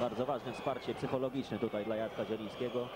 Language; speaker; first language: Polish; native; Polish